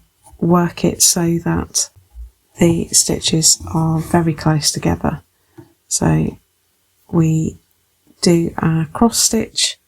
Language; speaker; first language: English; native; English